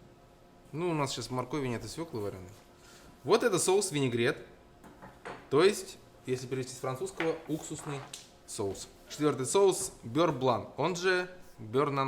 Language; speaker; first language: Russian; native; Russian